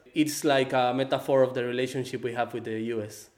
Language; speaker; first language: English; non-native, fluent; Spanish